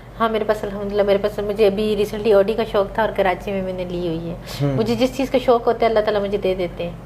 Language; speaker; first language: Urdu; non-native, local second language; Pashto